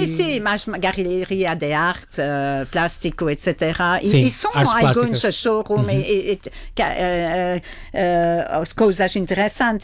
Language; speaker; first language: Portuguese; non-native, fluent; French